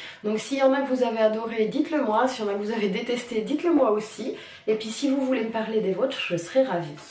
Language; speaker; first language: French; native; French